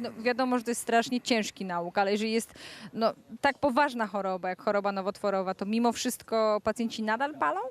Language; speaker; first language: Polish; native; Polish